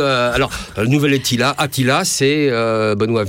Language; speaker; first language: French; native; French